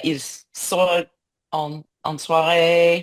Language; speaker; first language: French; non-native, learner; English